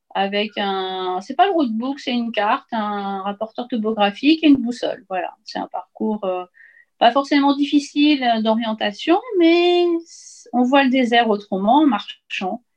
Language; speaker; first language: French; native; French